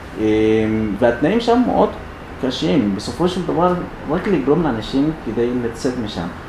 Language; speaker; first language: Hebrew; non-native, fluent; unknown